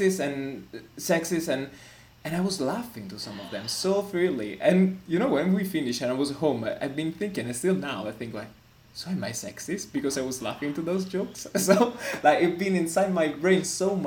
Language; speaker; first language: English; non-native, fluent; Italian